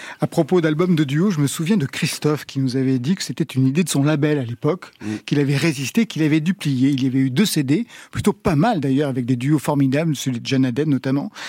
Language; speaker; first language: French; native; French